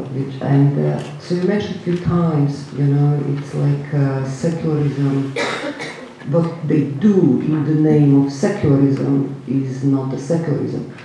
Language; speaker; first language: English; non-native, fluent; Croatian